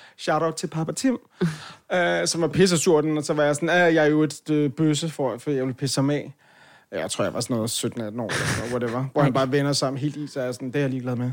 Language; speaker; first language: Danish; native; Danish